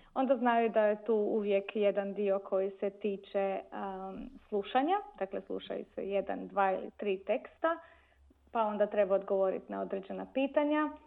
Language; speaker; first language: Croatian; native; Croatian